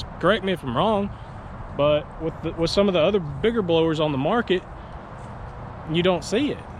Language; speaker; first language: English; native; English